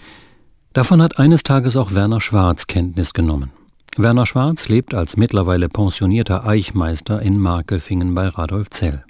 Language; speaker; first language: German; native; German